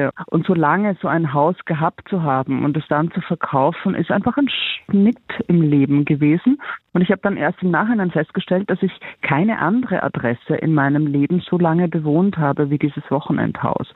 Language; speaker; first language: German; native; German